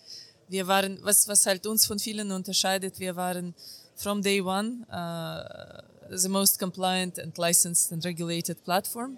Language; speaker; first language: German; non-native, fluent; Ukrainian